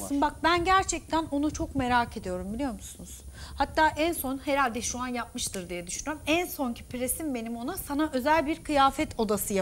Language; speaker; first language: Turkish; native; Turkish